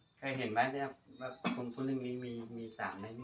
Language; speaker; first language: Thai; non-native, local second language; Hmong